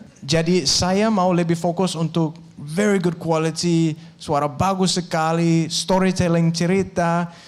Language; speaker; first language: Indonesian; non-native, learner; Danish